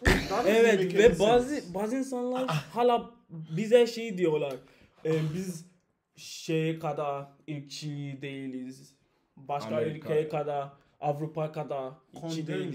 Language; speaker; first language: Turkish; non-native, learner; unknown